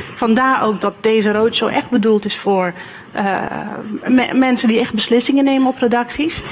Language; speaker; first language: Dutch; early bilingual, other home language; Turkish